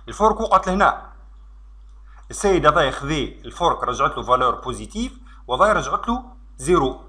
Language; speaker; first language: Arabic; native; Arabic